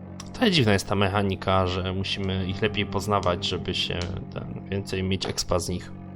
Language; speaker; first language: Polish; native; Polish